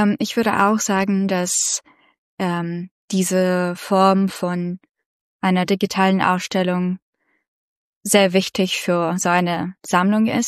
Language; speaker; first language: German; non-native, fluent; Russian